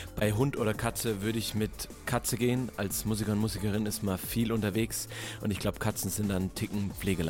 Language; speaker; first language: German; native; German